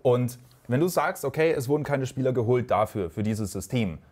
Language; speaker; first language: German; native; German